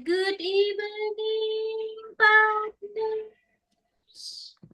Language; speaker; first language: English; non-native, fluent; Indonesian